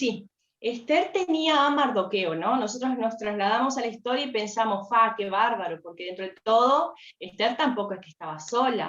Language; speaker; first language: Spanish; native; Spanish